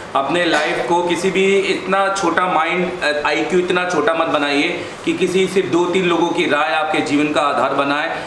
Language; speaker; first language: Hindi; native; Hindi